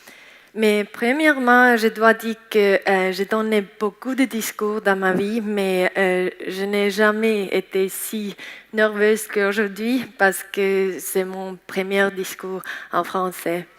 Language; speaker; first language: French; non-native, learner; Estonian